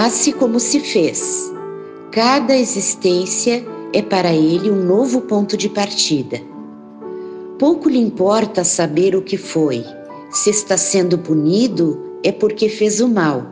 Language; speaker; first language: Portuguese; native; Portuguese